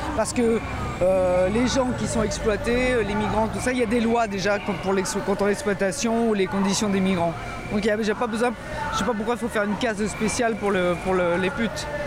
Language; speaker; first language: French; native; French